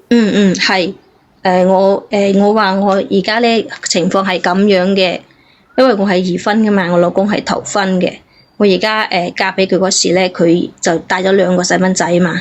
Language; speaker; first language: Cantonese; native; Cantonese